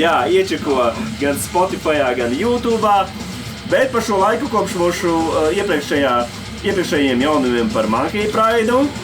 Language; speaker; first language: Latvian; native; Latvian